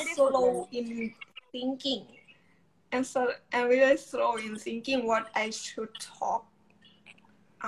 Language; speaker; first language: English; non-native, learner; Thai